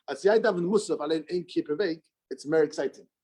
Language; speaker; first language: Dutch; non-native, learner; English